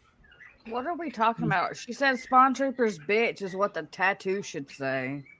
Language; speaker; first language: English; native; English